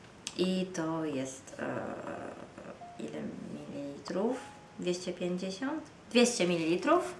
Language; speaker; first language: Polish; non-native, fluent; Italian